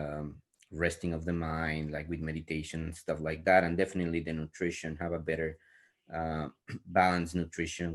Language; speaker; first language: English; non-native, fluent; Spanish